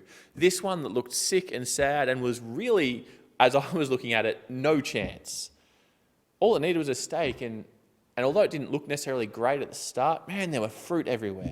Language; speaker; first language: English; native; English